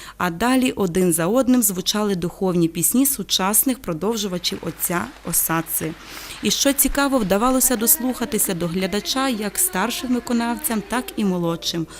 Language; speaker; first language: Ukrainian; native; Ukrainian